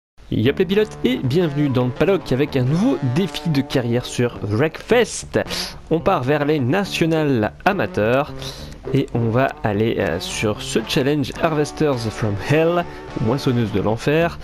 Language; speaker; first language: French; native; French